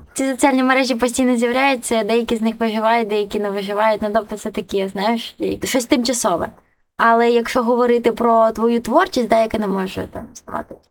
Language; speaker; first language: Ukrainian; native; Ukrainian